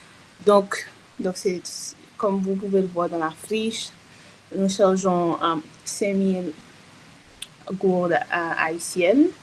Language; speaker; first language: French; non-native, local second language; Haitian Creole